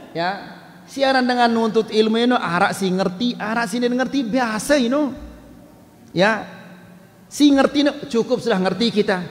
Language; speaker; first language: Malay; non-native, local second language; Sasak